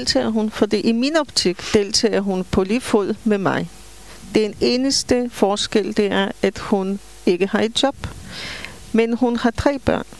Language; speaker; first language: Danish; non-native, fluent; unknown